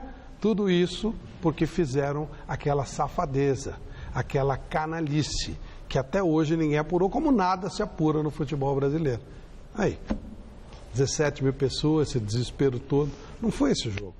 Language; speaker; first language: Portuguese; native; Portuguese